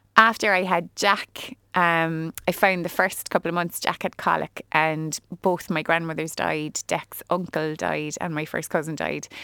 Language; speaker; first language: English; native; English